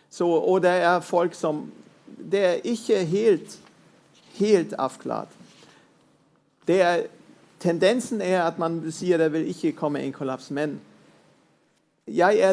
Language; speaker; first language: Norwegian; non-native, fluent; German